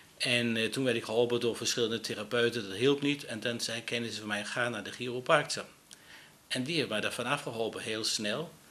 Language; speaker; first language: Dutch; non-native, fluent; Danish